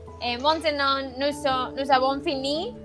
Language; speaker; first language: French; non-native, learner; Spanish